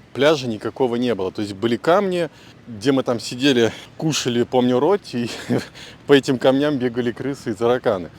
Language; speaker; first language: Russian; native; Russian